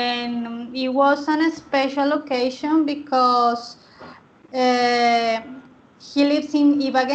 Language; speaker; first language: English; non-native, learner; Spanish